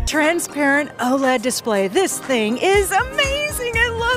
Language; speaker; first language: English; native; English